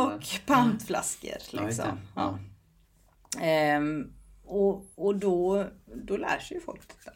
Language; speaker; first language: Swedish; native; Swedish